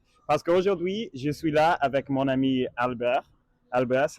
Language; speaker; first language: French; non-native, learner; English